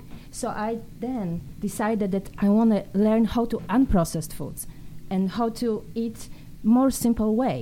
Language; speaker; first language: English; non-native, fluent; Polish